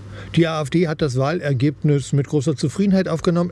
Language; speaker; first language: German; native; German